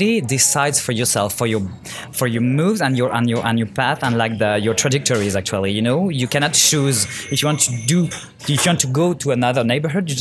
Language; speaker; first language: English; non-native, fluent; French